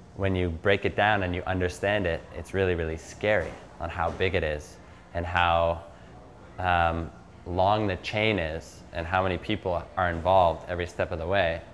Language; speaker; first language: English; native; English